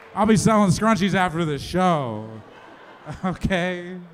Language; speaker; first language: English; native; English